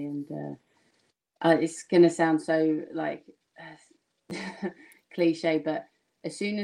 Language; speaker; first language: English; native; English